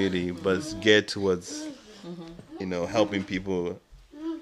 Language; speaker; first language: English; non-native, local second language; Igbo